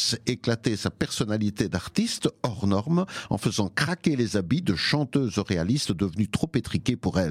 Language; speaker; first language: French; native; French